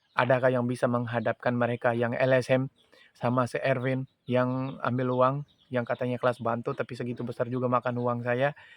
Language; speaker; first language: Indonesian; non-native, fluent; Urdu